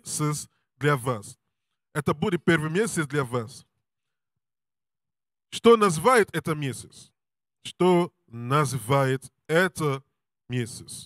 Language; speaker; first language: Russian; non-native, learner; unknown